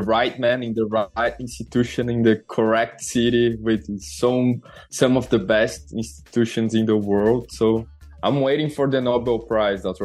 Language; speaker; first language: English; non-native, fluent; Portuguese